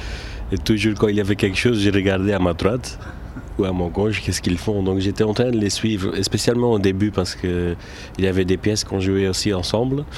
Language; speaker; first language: French; non-native, local second language; Turkish